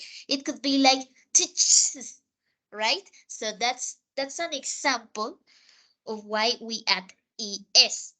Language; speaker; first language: English; non-native, fluent; Spanish